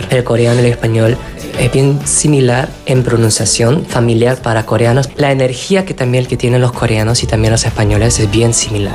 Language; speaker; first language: Spanish; non-native, fluent; Korean